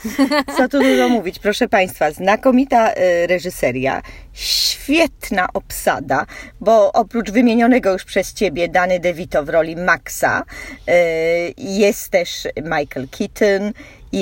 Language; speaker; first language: Polish; native; Polish